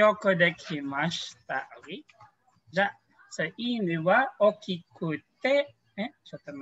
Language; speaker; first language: Japanese; non-native, fluent; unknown